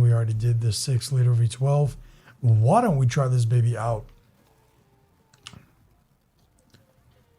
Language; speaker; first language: English; native; English